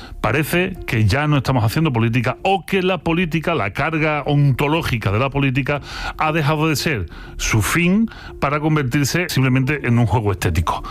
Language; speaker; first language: Spanish; native; Spanish